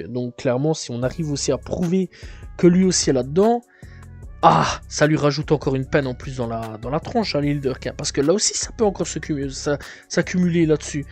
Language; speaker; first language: French; native; French